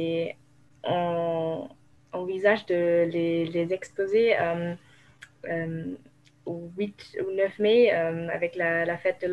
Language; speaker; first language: French; non-native, fluent; German